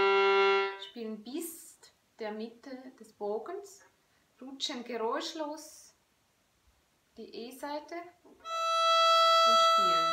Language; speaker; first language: German; non-native, fluent; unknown